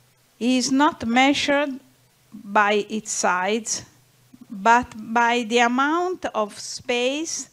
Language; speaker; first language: English; non-native, learner; Italian